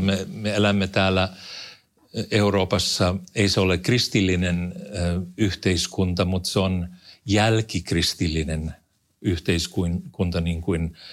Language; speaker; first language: Finnish; non-native, fluent; English